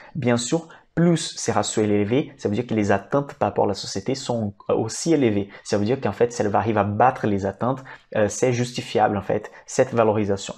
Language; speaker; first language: French; non-native, fluent; Portuguese